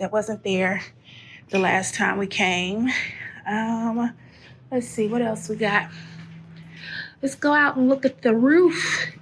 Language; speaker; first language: English; native; English